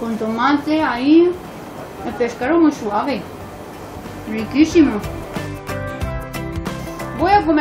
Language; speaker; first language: Spanish; non-native, fluent; English